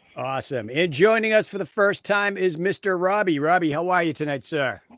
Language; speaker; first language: English; native; English